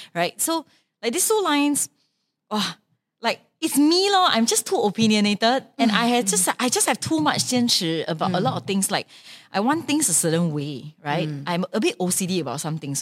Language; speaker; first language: English; non-native, local second language; Chinese